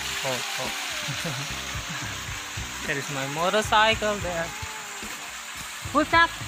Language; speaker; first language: English; non-native, learner; Indonesian